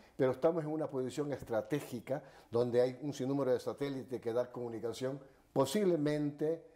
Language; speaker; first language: Spanish; native; Spanish